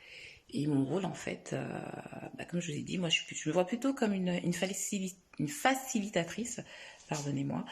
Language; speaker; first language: French; native; French